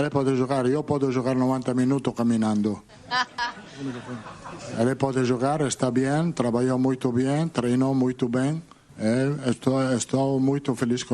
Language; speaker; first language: Portuguese; non-native, fluent; Italian